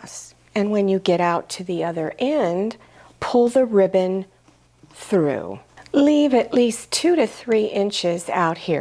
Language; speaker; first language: English; native; English